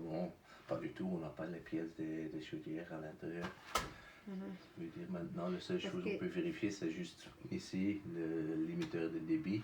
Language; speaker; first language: French; non-native, fluent; Dutch